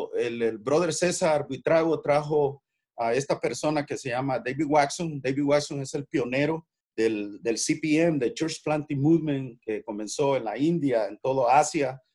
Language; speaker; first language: Spanish; native; Spanish